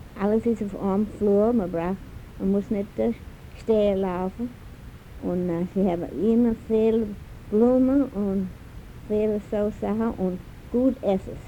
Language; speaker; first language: German; early bilingual, heritage; German